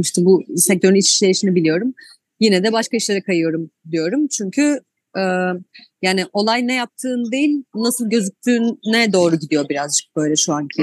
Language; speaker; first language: Turkish; native; Turkish